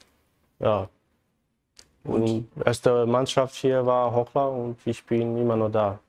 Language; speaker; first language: German; non-native, learner; Bosnian